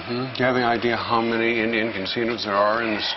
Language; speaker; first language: English; native; English